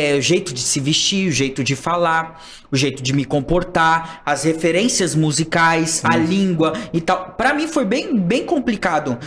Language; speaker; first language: Portuguese; native; Portuguese